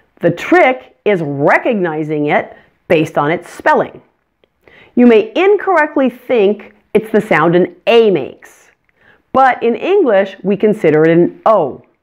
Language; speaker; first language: English; native; English